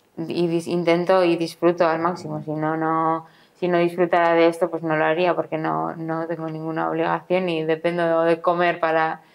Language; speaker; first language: Spanish; native; Spanish